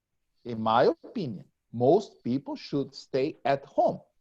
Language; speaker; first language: English; non-native, fluent; Portuguese